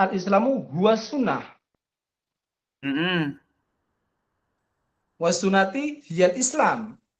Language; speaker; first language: Arabic; non-native, learner; Indonesian